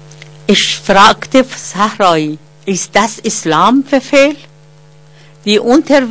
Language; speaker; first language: German; non-native, learner; Persian